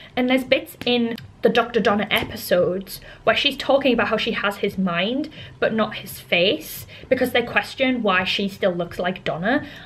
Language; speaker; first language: English; native; English